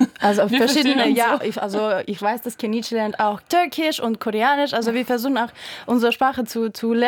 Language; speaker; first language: German; non-native, fluent; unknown